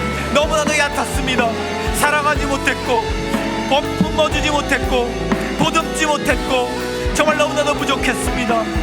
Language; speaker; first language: Korean; native; Korean